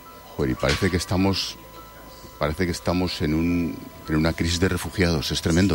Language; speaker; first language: Spanish; native; Spanish